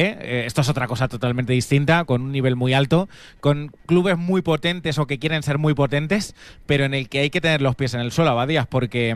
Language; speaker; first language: Spanish; native; Spanish